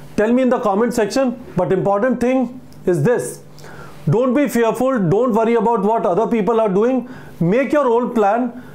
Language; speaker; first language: English; non-native, local second language; Hindi